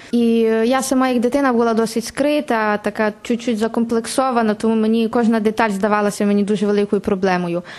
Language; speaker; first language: Ukrainian; native; Ukrainian